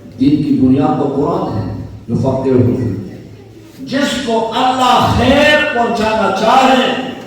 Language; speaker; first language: Urdu; non-native, local second language; Pashto